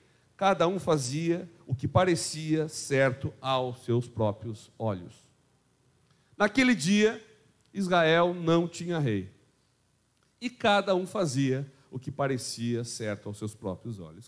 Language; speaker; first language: Portuguese; native; Portuguese